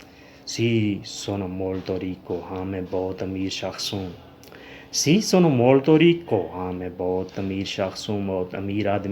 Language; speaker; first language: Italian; non-native, learner; Urdu